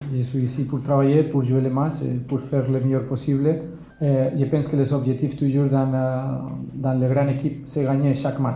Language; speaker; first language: French; non-native, fluent; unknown